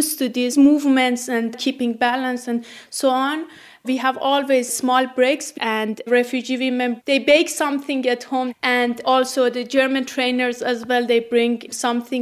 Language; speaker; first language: English; non-native, fluent; Persian